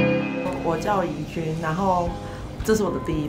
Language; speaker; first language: Chinese; native; Chinese